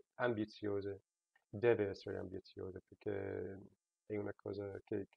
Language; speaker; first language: Italian; non-native, fluent; English